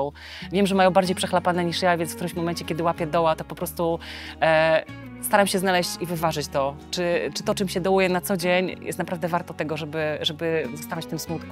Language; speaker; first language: Polish; native; Polish